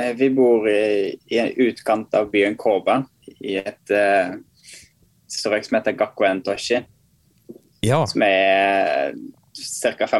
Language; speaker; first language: Norwegian; native; Norwegian